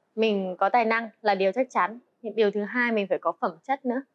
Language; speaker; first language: Vietnamese; native; Vietnamese